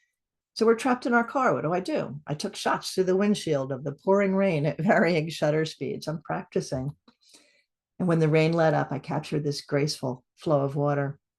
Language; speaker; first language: English; native; English